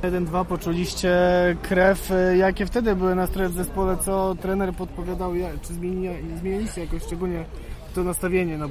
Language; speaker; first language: Polish; native; Polish